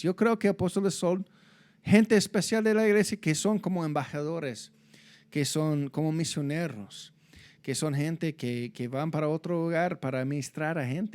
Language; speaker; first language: Spanish; non-native, fluent; English